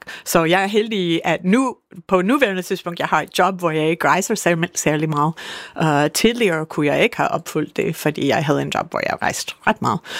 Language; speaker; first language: Danish; non-native, fluent; English